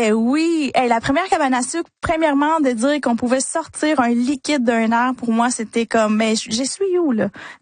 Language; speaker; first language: French; early bilingual, other home language; Spanish